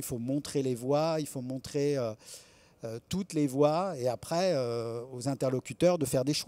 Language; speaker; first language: French; native; French